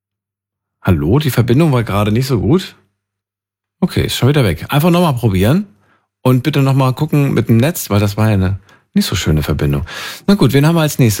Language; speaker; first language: German; native; German